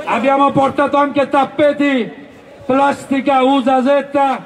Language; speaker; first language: Italian; non-native, learner; Bangla